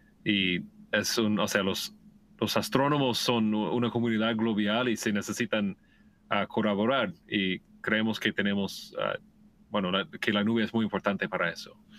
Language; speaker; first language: Spanish; non-native, fluent; English